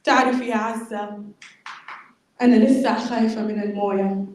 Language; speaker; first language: Arabic; early bilingual, other home language; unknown